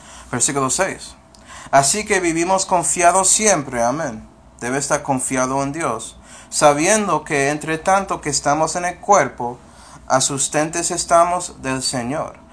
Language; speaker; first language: Spanish; non-native, fluent; English